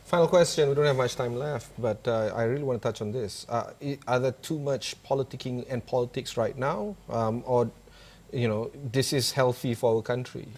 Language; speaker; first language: English; non-native, local second language; Malay